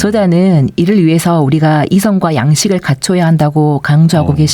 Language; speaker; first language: Korean; native; Korean